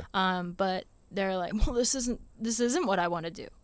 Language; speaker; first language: English; native; English